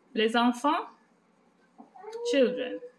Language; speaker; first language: French; non-native, fluent; English